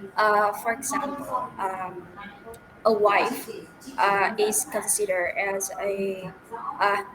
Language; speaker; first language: English; non-native, fluent; Vietnamese